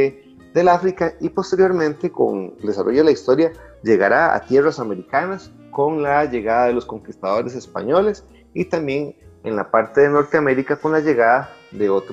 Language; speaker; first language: Spanish; native; Spanish